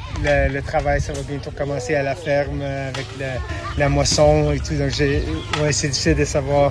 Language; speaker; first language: French; non-native, local second language; English